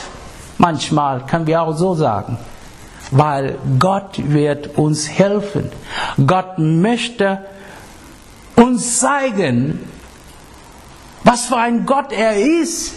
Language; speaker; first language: German; non-native, fluent; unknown